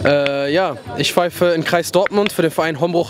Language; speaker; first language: German; native; German